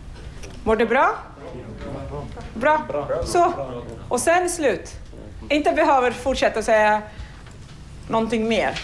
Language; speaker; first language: Swedish; non-native, fluent; Arabic